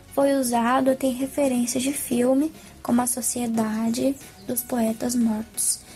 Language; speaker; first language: Portuguese; native; Portuguese